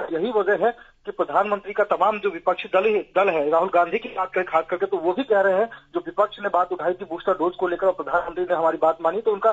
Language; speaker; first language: Hindi; native; Hindi